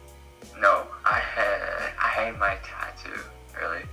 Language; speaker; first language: English; non-native, learner; Korean